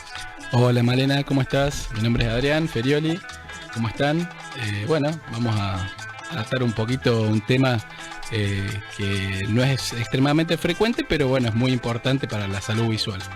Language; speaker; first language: Spanish; native; Spanish